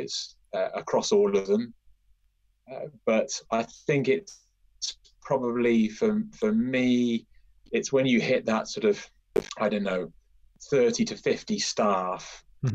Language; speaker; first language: English; native; English